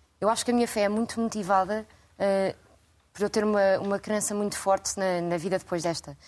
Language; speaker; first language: Portuguese; native; Portuguese